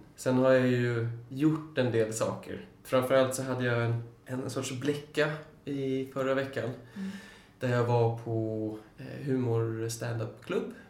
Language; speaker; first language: Swedish; native; Swedish